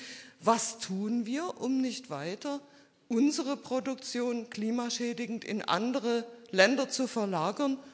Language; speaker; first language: German; native; German